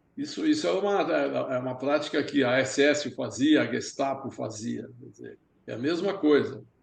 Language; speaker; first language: Portuguese; early bilingual, other home language; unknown